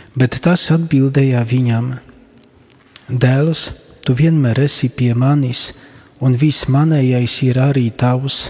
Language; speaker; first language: Latvian; non-native, fluent; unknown